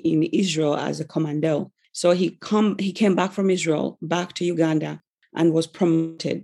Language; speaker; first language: English; non-native, local second language; Ganda